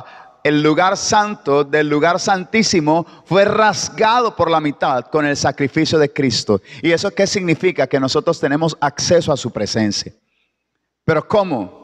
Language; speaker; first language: Spanish; native; Spanish